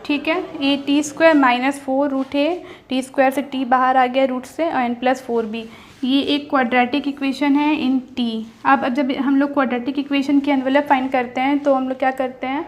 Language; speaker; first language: Hindi; native; Hindi